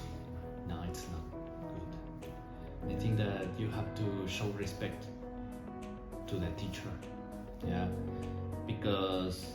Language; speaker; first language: English; non-native, learner; Spanish